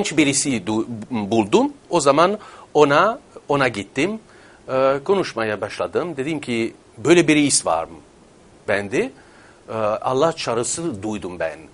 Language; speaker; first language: Turkish; non-native, fluent; Italian